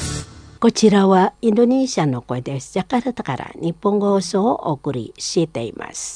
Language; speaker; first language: Japanese; non-native, fluent; Indonesian